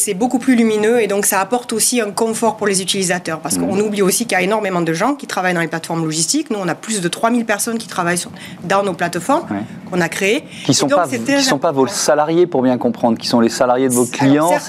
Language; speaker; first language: French; native; French